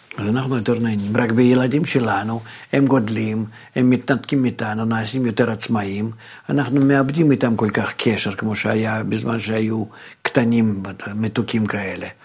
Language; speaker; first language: Hebrew; non-native, fluent; Russian